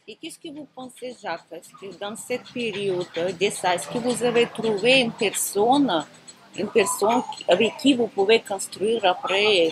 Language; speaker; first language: French; non-native, fluent; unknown